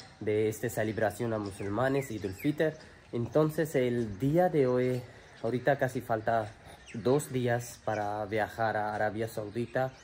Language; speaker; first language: Spanish; non-native, learner; Urdu